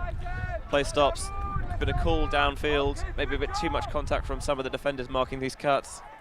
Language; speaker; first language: English; native; English